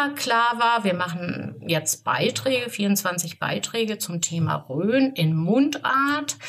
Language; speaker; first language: German; native; German